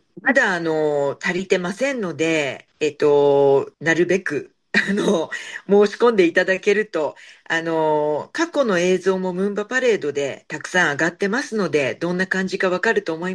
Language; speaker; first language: Japanese; native; Japanese